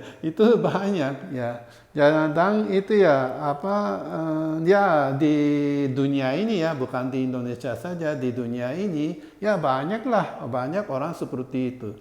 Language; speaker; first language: Indonesian; non-native, fluent; Japanese